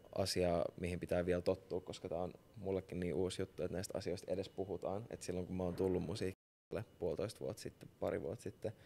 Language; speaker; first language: Finnish; native; Finnish